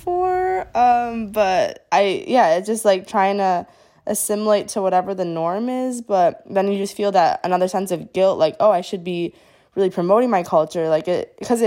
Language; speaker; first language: English; native; English